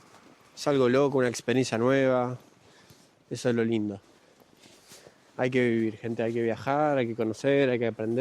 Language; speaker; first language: Spanish; native; Spanish